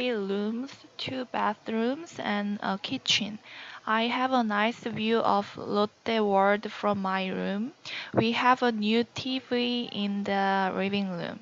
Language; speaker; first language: English; non-native, learner; Korean